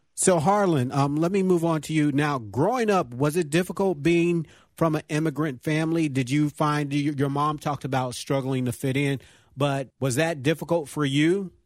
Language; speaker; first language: English; native; English